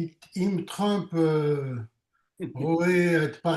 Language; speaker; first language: Hebrew; non-native, learner; French